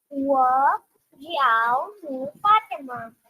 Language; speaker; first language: Chinese; non-native, learner; Urdu